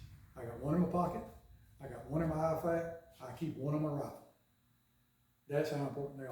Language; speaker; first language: English; native; English